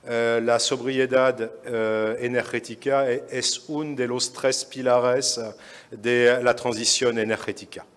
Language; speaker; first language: Spanish; non-native, fluent; French